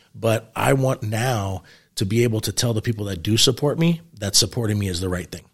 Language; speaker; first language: English; native; English